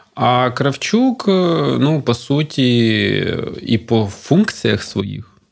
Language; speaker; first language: Ukrainian; native; Ukrainian